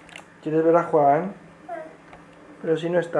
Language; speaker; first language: Spanish; native; Spanish